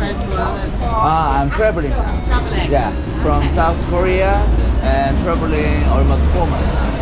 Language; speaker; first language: English; non-native, learner; Korean